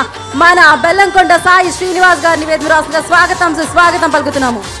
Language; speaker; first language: Telugu; native; Telugu